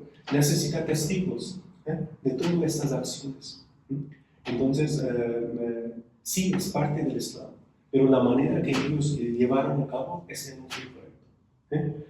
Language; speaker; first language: Spanish; non-native, fluent; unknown